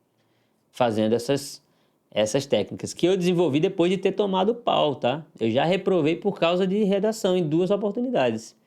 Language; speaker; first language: Portuguese; native; Portuguese